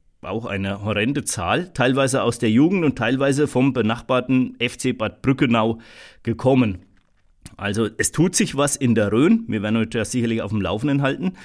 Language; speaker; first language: German; native; German